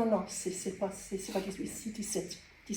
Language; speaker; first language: French; non-native, learner; English